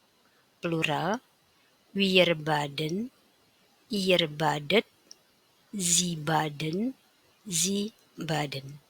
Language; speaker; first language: German; non-native, fluent; Indonesian